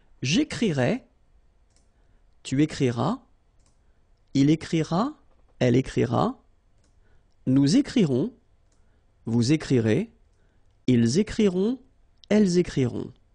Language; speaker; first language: French; native; French